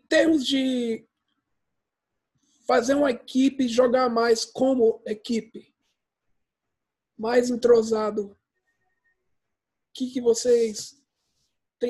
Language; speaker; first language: Portuguese; early bilingual, heritage; Portuguese